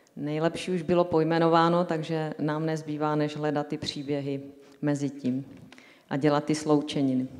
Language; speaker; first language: Czech; native; Czech